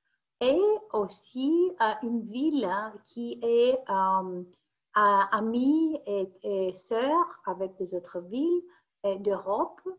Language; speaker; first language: French; non-native, fluent; Greek